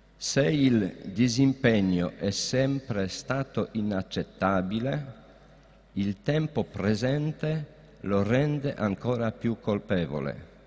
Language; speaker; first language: Italian; non-native, fluent; Polish